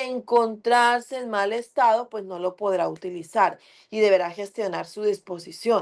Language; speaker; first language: Spanish; native; Spanish